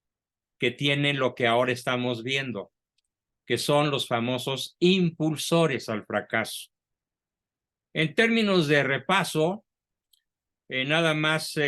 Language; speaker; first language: Spanish; native; Spanish